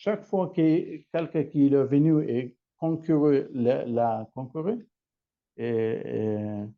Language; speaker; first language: French; non-native, learner; Hebrew